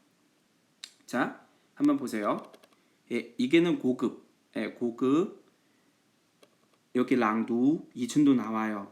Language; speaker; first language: Korean; non-native, fluent; Chinese